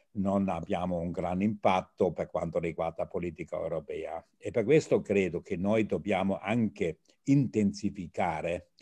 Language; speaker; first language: Italian; non-native, fluent; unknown